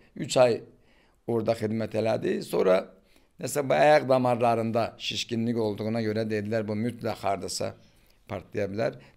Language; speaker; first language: Azerbaijani; native; Azerbaijani